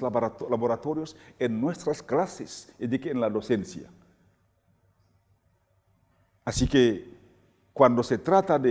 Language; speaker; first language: Spanish; non-native, fluent; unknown